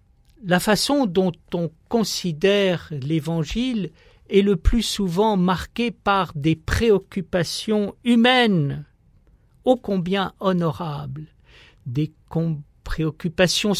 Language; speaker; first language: French; native; French